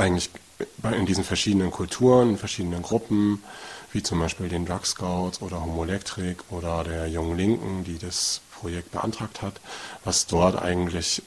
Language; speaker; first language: German; native; German